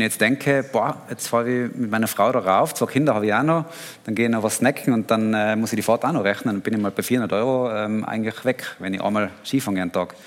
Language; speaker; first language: German; native; German